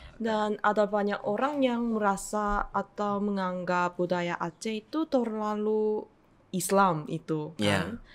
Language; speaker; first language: Indonesian; non-native, fluent; Korean